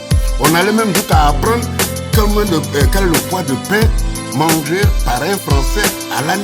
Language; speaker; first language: French; non-native, local second language; Malagasy